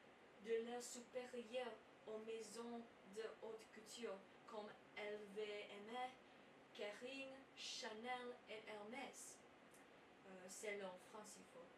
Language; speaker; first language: French; non-native, learner; English